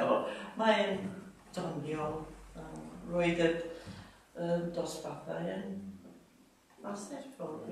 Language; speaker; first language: Welsh; non-native, learner; English